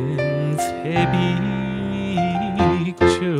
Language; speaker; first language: Korean; native; Korean